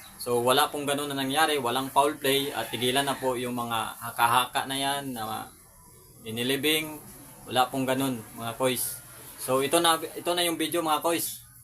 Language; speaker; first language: Filipino; non-native, local second language; Aklanon